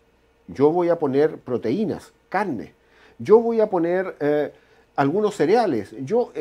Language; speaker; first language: Spanish; native; Spanish